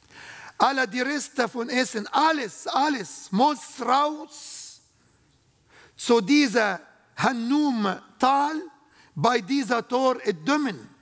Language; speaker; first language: German; non-native, learner; Arabic